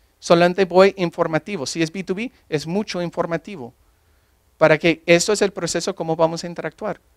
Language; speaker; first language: Spanish; non-native, fluent; English